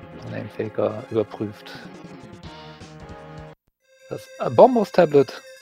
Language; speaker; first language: German; native; German